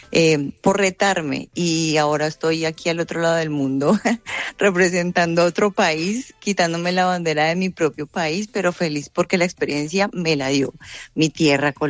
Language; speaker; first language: Spanish; native; Spanish